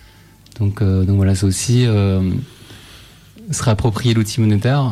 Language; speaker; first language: French; native; French